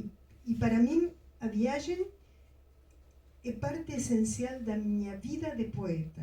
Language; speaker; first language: Portuguese; non-native, fluent; Spanish